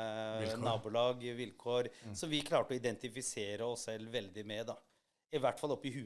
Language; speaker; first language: Norwegian; early bilingual, other home language; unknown